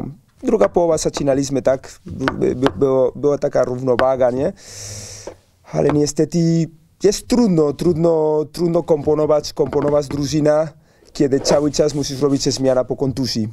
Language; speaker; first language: Polish; non-native, learner; Spanish